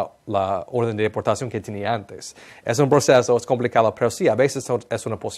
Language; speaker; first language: Spanish; non-native, fluent; English